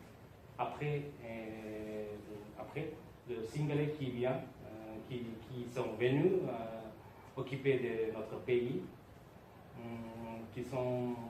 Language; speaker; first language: French; non-native, learner; Tamil